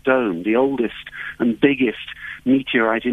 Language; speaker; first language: English; native; English